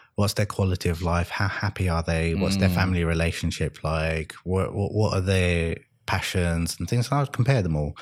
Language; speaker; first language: English; native; English